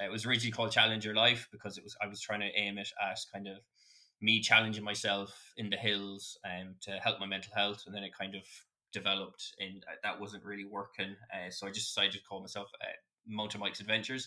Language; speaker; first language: English; native; English